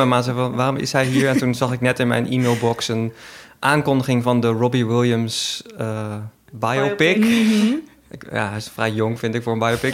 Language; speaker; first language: Dutch; native; Dutch